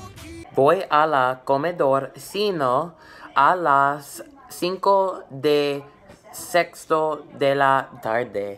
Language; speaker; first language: Spanish; non-native, learner; English